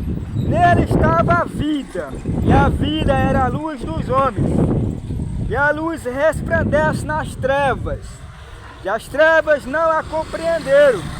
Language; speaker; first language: Portuguese; native; Portuguese